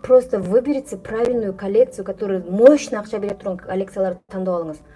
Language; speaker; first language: Russian; non-native, local second language; Kyrgyz